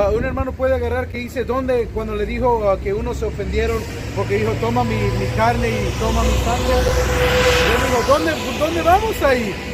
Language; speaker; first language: Spanish; early bilingual, other home language; English